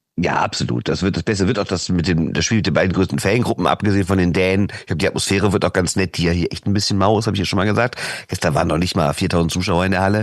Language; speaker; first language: German; native; German